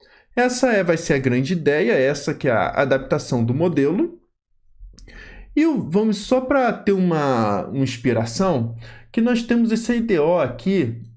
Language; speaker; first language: Portuguese; native; Portuguese